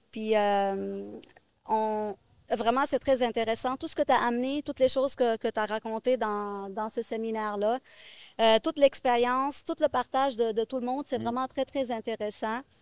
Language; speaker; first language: French; non-native, local second language; Arabic